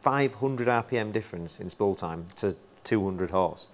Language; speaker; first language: English; native; English